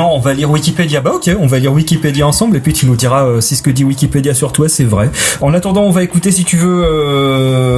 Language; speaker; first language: French; native; French